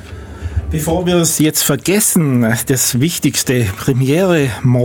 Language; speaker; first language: German; native; German